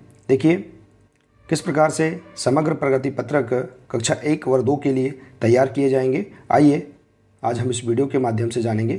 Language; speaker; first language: Hindi; native; Hindi